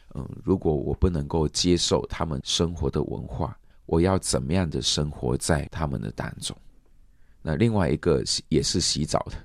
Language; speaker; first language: Chinese; native; Chinese